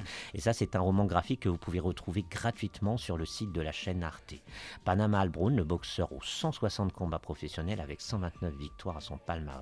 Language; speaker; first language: French; native; French